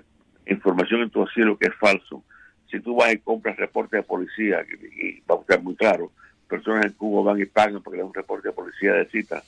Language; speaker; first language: Spanish; native; Spanish